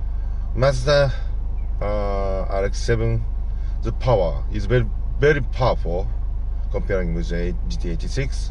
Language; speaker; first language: English; non-native, learner; Japanese